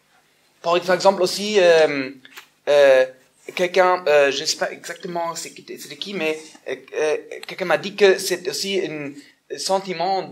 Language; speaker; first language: French; non-native, fluent; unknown